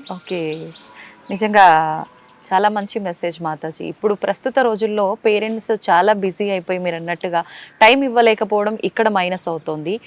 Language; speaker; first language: Telugu; native; Telugu